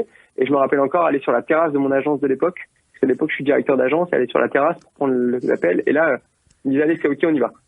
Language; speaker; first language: French; native; French